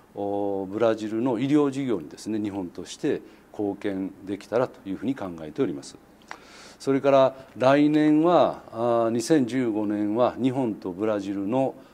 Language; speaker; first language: Japanese; native; Japanese